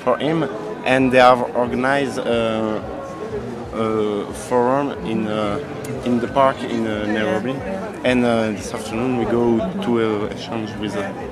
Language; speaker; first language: English; non-native, learner; French